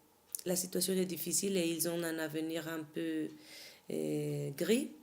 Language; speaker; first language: French; non-native, fluent; Spanish